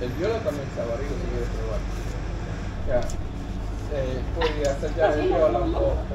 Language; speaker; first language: Italian; non-native, learner; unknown